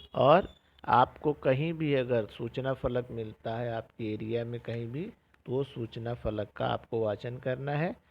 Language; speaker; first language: Hindi; non-native, local second language; Marathi